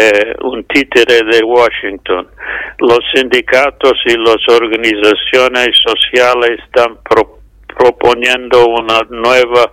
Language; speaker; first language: Spanish; non-native, fluent; English